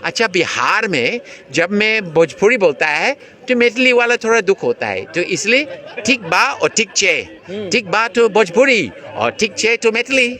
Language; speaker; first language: Hindi; non-native, fluent; English